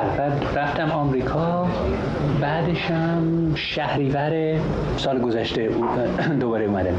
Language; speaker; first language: Persian; non-native, fluent; English